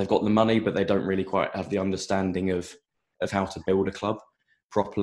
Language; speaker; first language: English; native; English